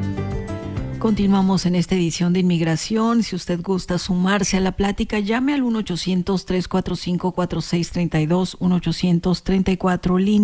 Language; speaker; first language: Spanish; native; Spanish